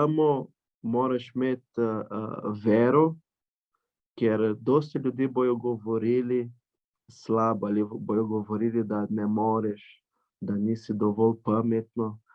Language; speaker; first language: Slovenian; non-native, learner; Portuguese